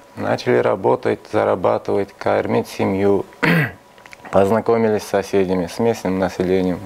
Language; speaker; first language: Russian; non-native, local second language; Tajik